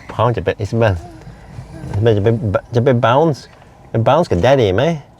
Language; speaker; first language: Thai; non-native, fluent; Norwegian